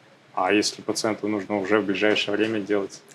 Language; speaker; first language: Russian; native; Russian